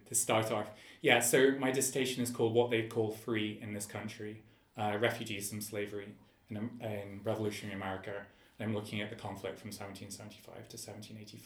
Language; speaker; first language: English; native; English